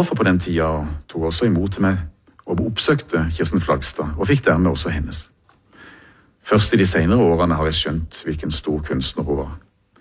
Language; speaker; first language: Norwegian; native; Norwegian